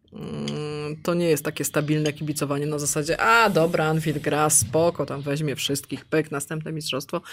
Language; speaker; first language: Polish; native; Polish